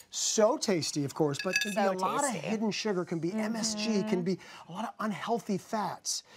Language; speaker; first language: English; native; English